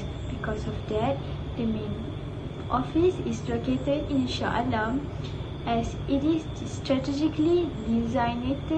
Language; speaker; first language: English; non-native, fluent; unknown